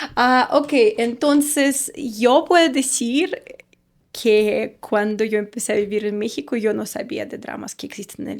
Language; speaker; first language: Spanish; non-native, fluent; Russian